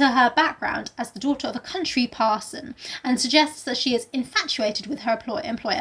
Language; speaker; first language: English; native; English